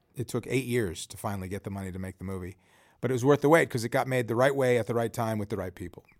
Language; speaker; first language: English; native; English